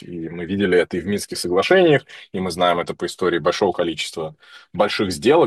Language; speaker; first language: Russian; native; Russian